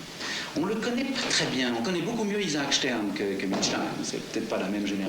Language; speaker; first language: French; native; French